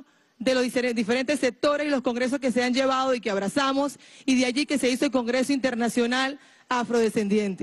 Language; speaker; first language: Spanish; native; Spanish